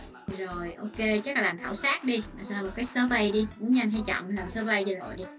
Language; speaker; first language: Vietnamese; native; Vietnamese